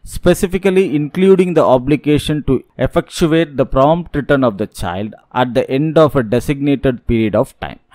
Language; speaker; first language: English; non-native, local second language; Tamil